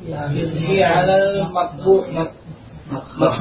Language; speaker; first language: Arabic; non-native, learner; Indonesian